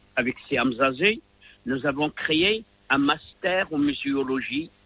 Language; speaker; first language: French; non-native, local second language; Arabic